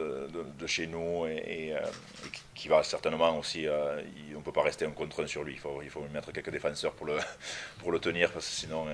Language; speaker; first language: French; native; French